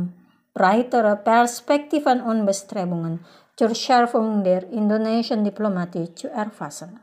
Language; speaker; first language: German; non-native, fluent; Indonesian